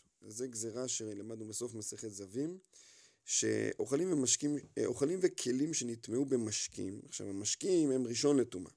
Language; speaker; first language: Hebrew; native; Hebrew